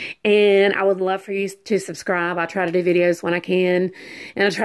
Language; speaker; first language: English; native; English